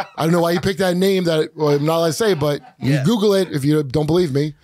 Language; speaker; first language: English; native; English